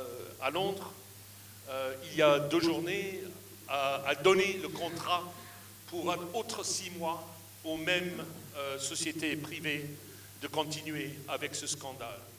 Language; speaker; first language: French; non-native, fluent; English